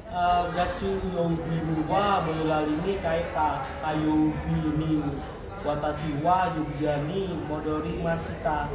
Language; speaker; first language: Japanese; non-native, learner; Indonesian